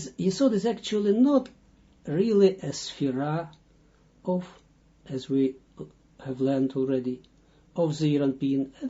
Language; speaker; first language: English; non-native, fluent; Dutch